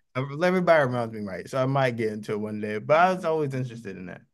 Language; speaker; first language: English; native; English